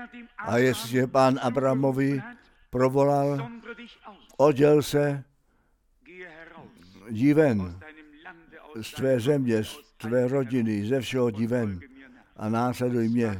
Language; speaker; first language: Czech; non-native, fluent; German